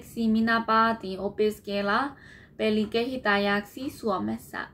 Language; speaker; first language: Finnish; non-native, learner; Burmese